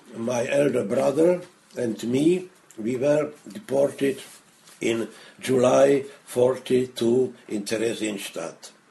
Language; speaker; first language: English; non-native, fluent; Czech